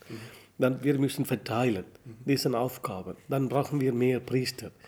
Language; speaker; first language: German; non-native, learner; Tamil